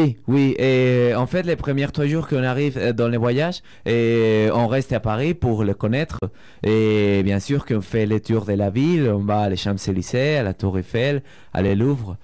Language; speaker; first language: French; non-native, fluent; Spanish